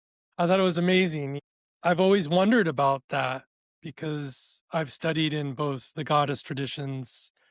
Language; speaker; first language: English; native; English